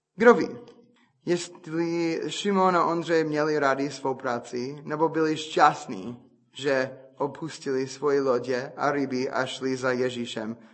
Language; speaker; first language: Czech; non-native, fluent; English